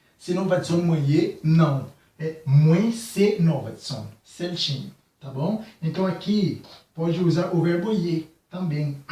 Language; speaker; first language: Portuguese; non-native, fluent; Haitian Creole